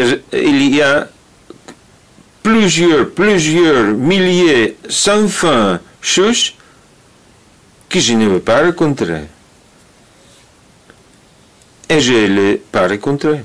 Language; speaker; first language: French; non-native, learner; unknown